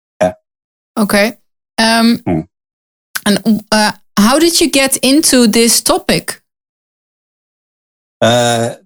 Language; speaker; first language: English; non-native, learner; Dutch